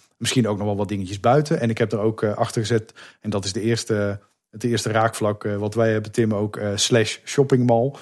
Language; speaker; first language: Dutch; native; Dutch